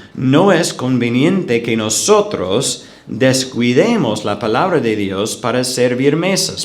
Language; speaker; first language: Spanish; non-native, fluent; English